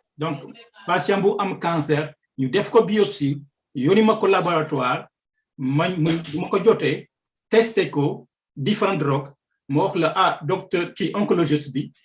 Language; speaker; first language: Wolof; non-native, local second language; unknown